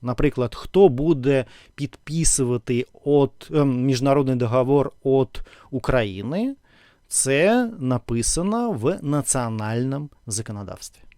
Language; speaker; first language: Ukrainian; non-native, fluent; Russian